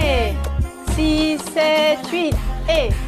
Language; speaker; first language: French; native; French